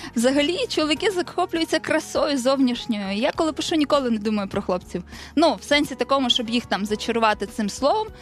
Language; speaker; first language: Ukrainian; native; Ukrainian